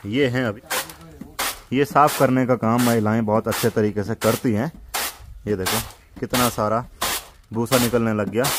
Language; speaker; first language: Hindi; non-native, local second language; Garhwali